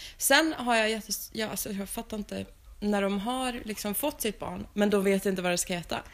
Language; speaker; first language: Swedish; native; Swedish